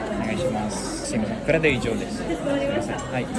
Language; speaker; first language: Japanese; non-native, learner; Filipino